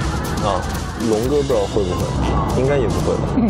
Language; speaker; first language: Chinese; native; Chinese